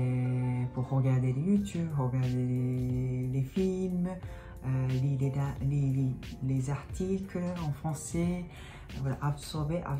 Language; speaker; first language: French; non-native, fluent; Japanese